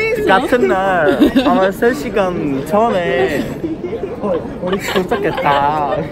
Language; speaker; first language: Korean; non-native, learner; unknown